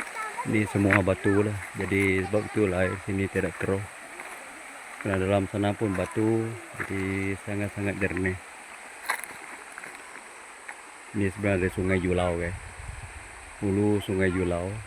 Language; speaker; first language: Indonesian; non-native, local second language; Iban